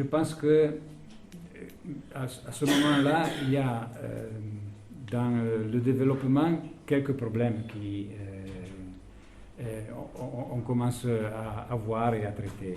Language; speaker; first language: French; non-native, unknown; Italian